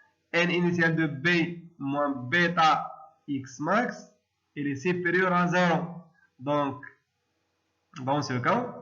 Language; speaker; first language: French; non-native, local second language; Arabic